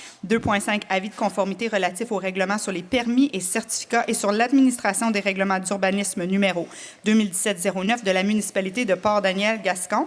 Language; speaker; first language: French; native; French